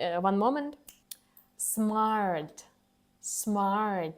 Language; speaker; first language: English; non-native, fluent; Ukrainian